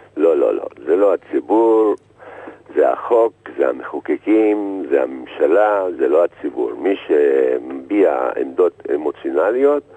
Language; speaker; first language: Hebrew; non-native, local second language; Arabic